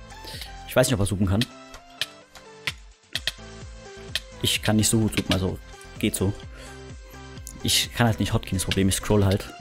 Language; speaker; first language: German; native; German